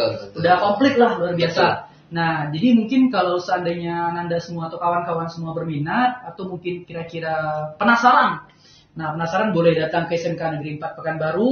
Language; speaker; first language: Indonesian; native; Indonesian